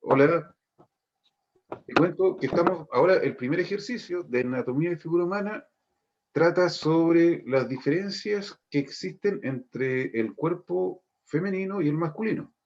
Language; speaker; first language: Spanish; native; Spanish